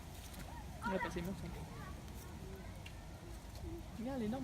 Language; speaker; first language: French; native; French